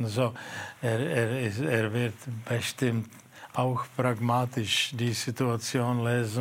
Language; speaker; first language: German; non-native, fluent; Czech